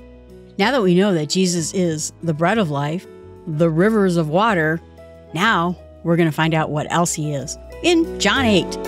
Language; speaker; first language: English; native; English